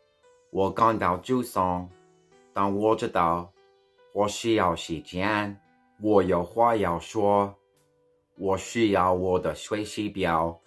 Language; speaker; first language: Chinese; non-native, learner; English